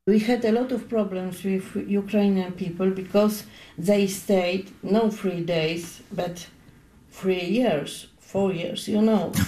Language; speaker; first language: English; non-native, learner; Polish